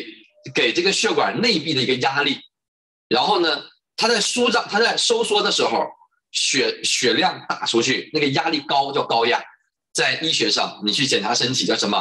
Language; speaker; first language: Chinese; native; Chinese